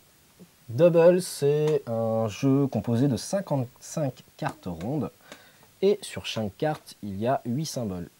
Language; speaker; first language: French; native; French